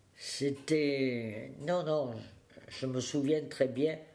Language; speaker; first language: French; native; French